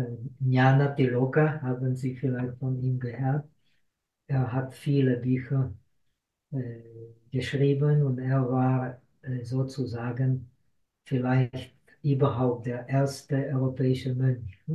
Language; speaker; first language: German; non-native, fluent; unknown